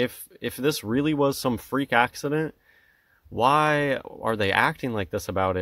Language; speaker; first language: English; native; English